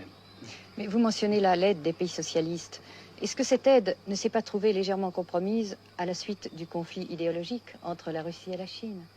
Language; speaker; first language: French; native; French